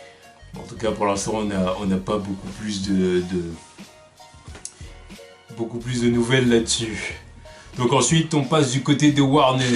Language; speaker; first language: French; native; French